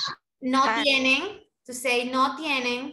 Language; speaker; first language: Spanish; non-native, learner; English